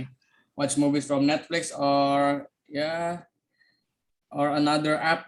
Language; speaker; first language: English; non-native, learner; Indonesian